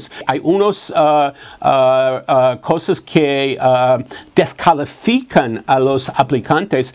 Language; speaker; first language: Spanish; non-native, fluent; English